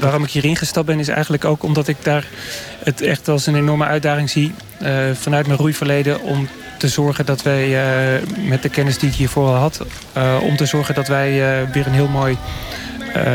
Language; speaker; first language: Dutch; native; Dutch